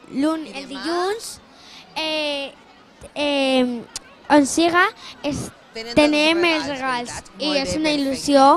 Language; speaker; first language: Catalan; non-native, local second language; Spanish